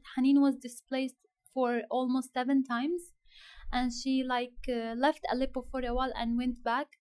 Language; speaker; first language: English; non-native, fluent; Arabic